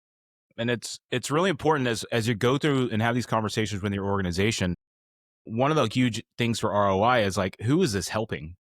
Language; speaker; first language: English; native; English